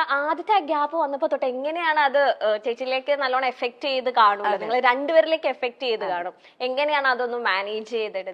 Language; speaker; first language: Malayalam; native; Malayalam